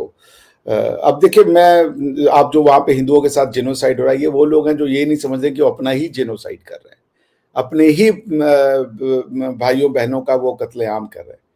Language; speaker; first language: Hindi; native; Hindi